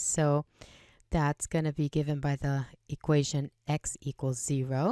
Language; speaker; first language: English; native; English